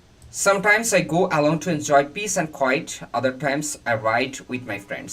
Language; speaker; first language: English; non-native, local second language; Bangla